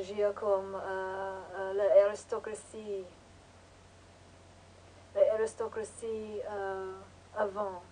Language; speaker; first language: French; non-native, learner; English